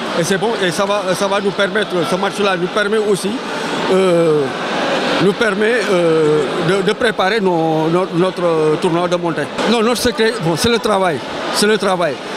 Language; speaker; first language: French; non-native, local second language; Wolof